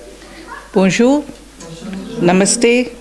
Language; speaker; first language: French; non-native, learner; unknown